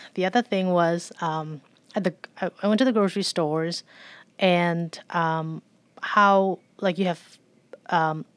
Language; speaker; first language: English; early bilingual, other home language; Burmese